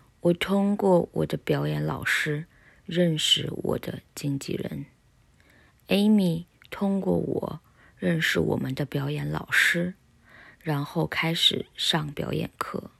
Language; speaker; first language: Chinese; non-native, learner; English